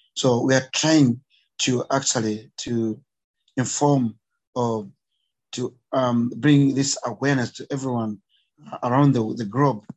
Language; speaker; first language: English; non-native, local second language; Bemba